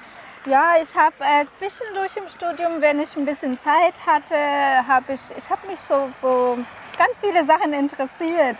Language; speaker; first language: German; non-native, fluent; Kinyarwanda